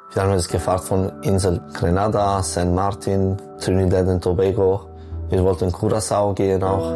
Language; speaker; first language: German; non-native, local second language; French